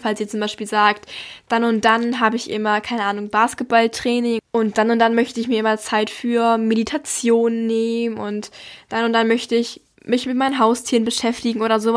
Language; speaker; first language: German; native; German